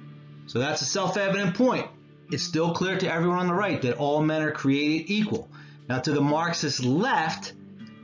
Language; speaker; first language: English; native; English